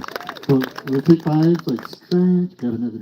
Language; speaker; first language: English; native; English